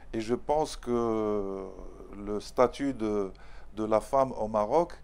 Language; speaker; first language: French; non-native, local second language; Arabic